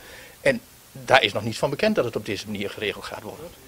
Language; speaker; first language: Dutch; native; Dutch